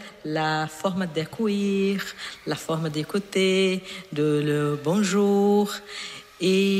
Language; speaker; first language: French; non-native, learner; Portuguese